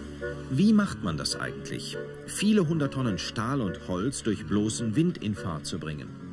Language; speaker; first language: German; native; German